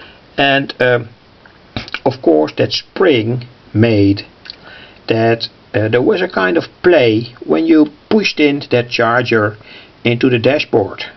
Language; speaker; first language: English; non-native, fluent; Dutch